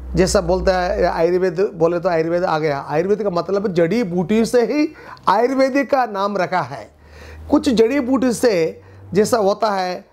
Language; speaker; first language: Hindi; non-native, local second language; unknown